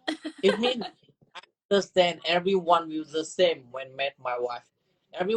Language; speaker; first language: English; non-native, learner; Vietnamese